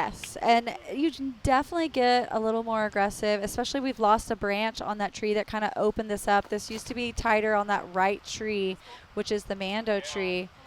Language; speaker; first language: English; native; English